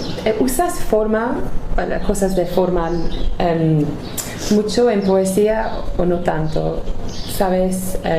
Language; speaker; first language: Spanish; non-native, learner; English